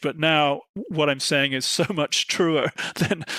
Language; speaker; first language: English; native; English